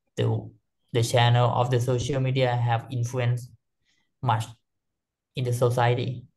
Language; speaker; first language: English; non-native, learner; Thai